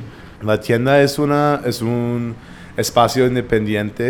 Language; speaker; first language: Spanish; non-native, fluent; English